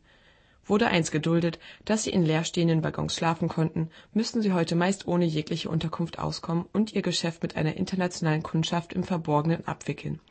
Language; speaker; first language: German; native; German